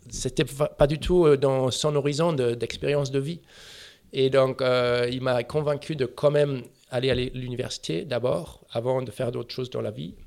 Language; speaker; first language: French; non-native, fluent; German